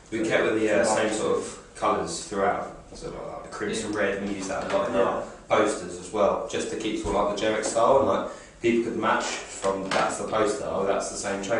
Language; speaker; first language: English; native; English